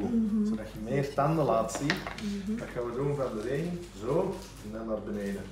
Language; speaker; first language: Dutch; native; Dutch